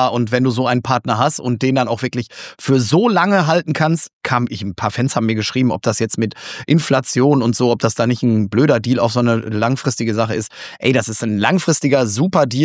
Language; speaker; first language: German; native; German